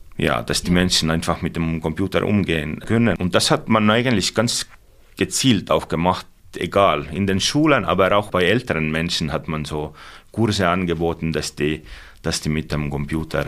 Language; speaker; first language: German; non-native, fluent; Estonian